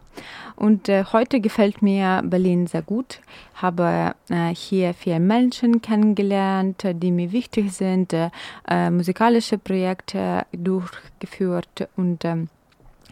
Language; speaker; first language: German; non-native, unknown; Ukrainian